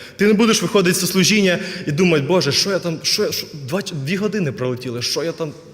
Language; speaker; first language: Ukrainian; non-native, local second language; Russian